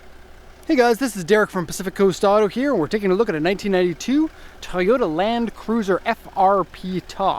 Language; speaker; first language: English; native; English